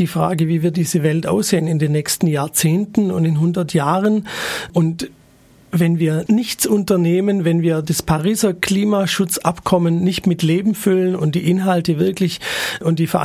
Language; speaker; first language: German; native; German